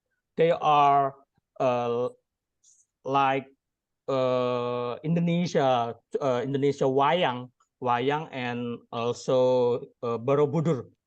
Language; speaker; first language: English; non-native, learner; Indonesian